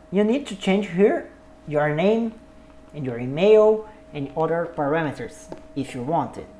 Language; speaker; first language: English; non-native, learner; Portuguese